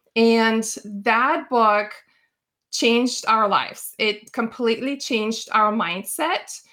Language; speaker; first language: English; non-native, fluent; Bulgarian